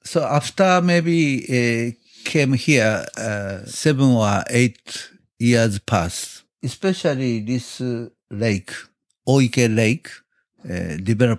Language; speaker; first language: English; non-native, learner; Japanese